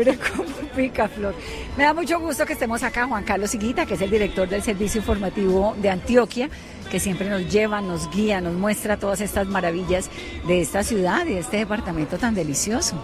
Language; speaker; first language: Spanish; native; Spanish